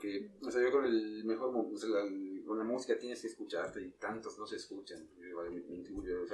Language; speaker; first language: Spanish; native; Spanish